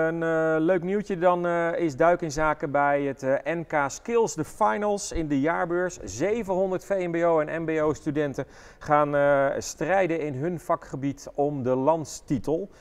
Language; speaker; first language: Dutch; native; Dutch